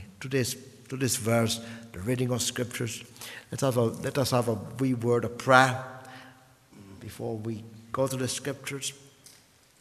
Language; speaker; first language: English; non-native, fluent; Italian